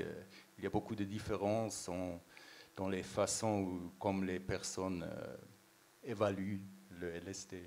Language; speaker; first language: French; non-native, local second language; German